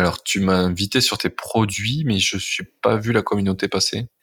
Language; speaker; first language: French; native; French